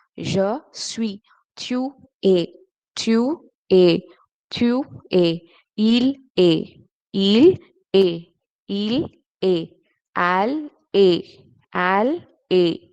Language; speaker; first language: French; non-native, fluent; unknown